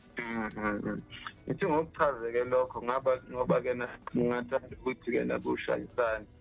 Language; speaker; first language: Zulu; native; Zulu